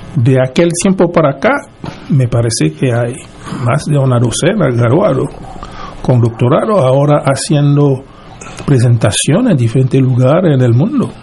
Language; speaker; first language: Spanish; non-native, fluent; Haitian Creole